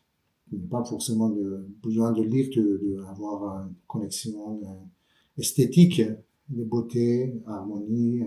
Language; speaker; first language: French; non-native, fluent; Persian